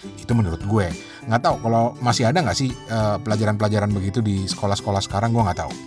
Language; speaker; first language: Indonesian; native; Indonesian